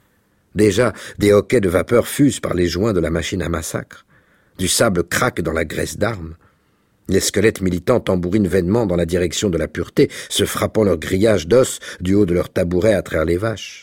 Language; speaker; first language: French; native; French